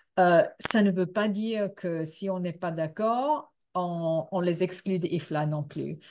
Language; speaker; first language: French; non-native, fluent; English